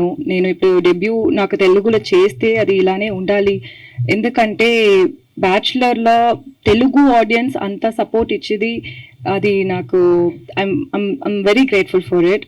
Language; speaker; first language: Telugu; non-native, learner; Tamil